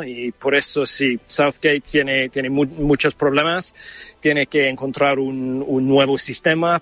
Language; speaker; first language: Spanish; non-native, fluent; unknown